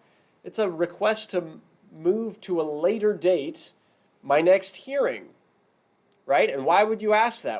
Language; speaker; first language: English; native; English